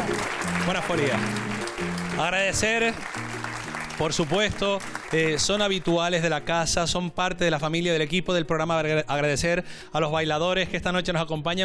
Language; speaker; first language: Spanish; native; Spanish